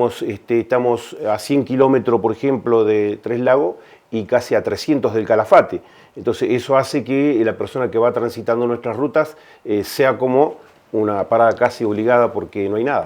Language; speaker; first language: Spanish; native; Spanish